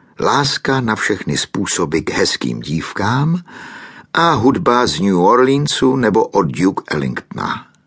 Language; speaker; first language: Czech; native; Czech